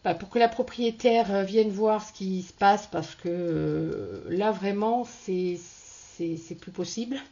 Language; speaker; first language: French; native; French